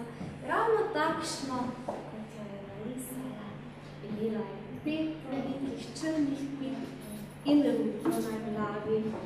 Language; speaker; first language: Slovenian; native; Slovenian